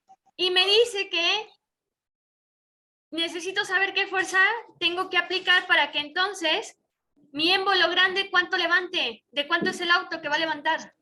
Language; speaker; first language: Spanish; native; Spanish